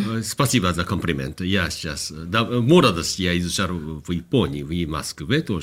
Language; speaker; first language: Russian; non-native, fluent; Japanese